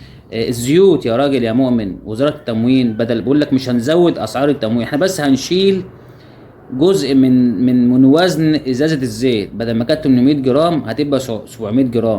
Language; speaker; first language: Arabic; native; Arabic